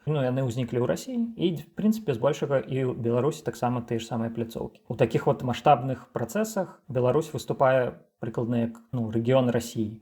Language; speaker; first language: Belarusian; non-native, local second language; Russian